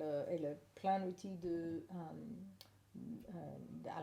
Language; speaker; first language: French; non-native, learner; English